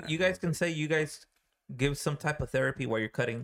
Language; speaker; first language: English; early bilingual, other home language; Spanish